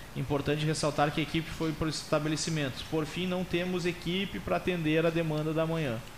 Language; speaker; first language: Portuguese; native; Portuguese